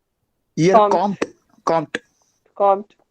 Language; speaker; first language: German; non-native, learner; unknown